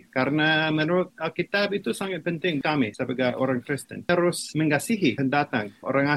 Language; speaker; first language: Indonesian; non-native, fluent; English